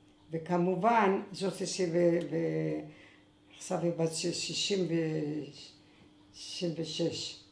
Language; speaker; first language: Hebrew; non-native, fluent; Arabic